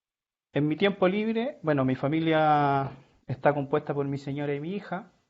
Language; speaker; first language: Spanish; native; Spanish